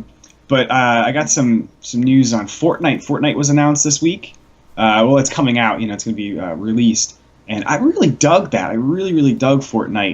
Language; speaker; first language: English; native; English